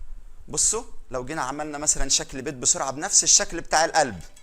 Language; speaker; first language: Arabic; native; Arabic